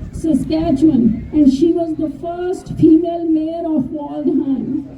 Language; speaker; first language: English; non-native, local second language; Punjabi